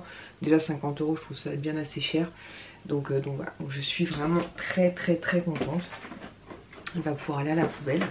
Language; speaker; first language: French; native; French